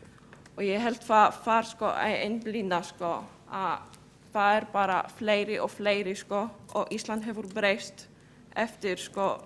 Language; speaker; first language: Icelandic; non-native, fluent; Polish